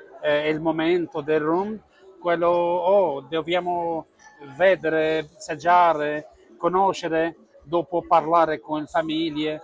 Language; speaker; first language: Italian; non-native, learner; Portuguese